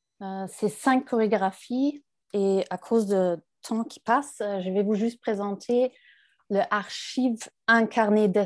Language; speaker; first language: French; non-native, fluent; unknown